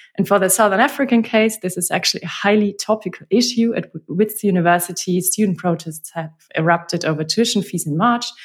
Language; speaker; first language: English; non-native, fluent; German